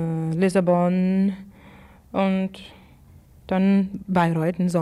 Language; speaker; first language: German; non-native, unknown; English